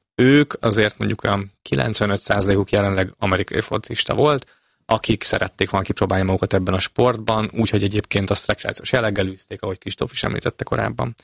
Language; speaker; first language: Hungarian; native; Hungarian